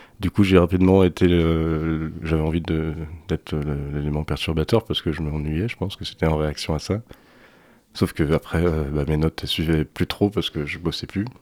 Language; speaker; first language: French; native; French